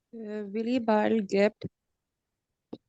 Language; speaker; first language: German; non-native, learner; Urdu